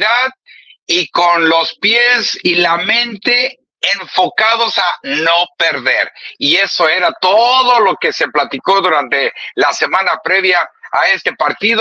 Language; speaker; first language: Spanish; native; Spanish